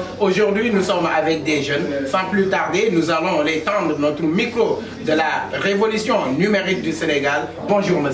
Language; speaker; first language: French; non-native, local second language; Wolof